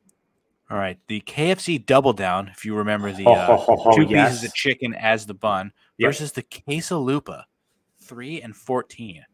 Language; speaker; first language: English; native; English